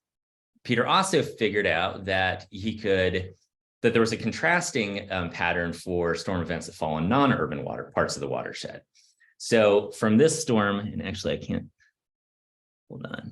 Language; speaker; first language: English; native; English